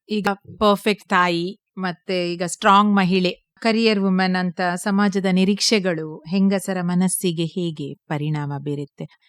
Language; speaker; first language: Kannada; native; Kannada